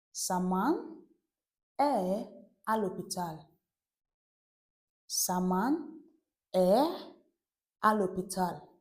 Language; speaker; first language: French; non-native, fluent; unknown